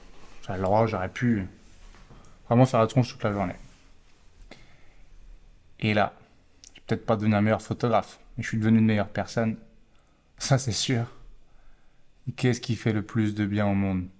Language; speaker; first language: French; native; French